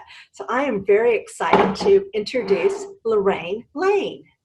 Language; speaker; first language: English; native; English